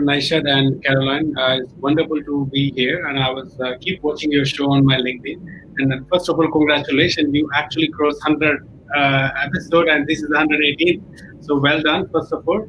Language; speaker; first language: English; non-native, local second language; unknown